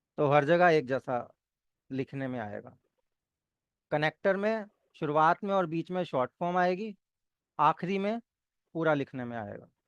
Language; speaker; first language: Hindi; native; Hindi